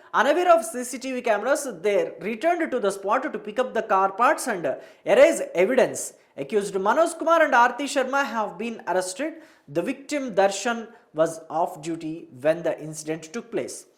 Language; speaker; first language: English; non-native, local second language; Telugu